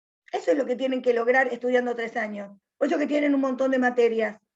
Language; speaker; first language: Spanish; native; Spanish